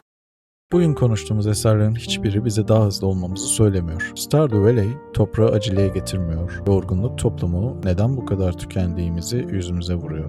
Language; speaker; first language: Turkish; native; Turkish